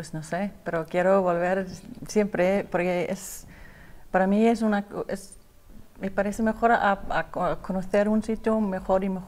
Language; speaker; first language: Spanish; non-native, learner; Danish